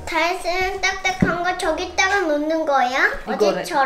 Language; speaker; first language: Korean; early bilingual, heritage; Korean